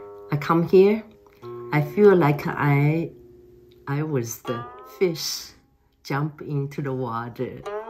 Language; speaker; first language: English; non-native, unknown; Chinese